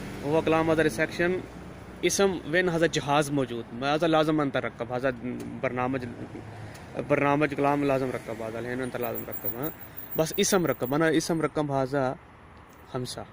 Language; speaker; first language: Arabic; non-native, learner; Urdu